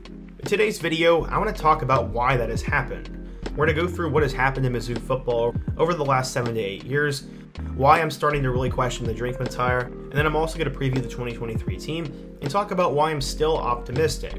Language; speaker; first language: English; native; English